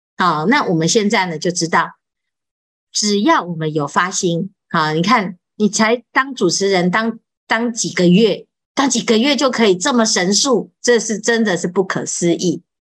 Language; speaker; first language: Chinese; native; Chinese